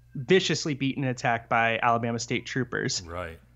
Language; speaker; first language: English; native; English